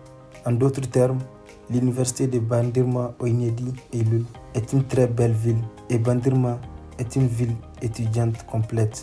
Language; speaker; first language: French; non-native, local second language; Arabic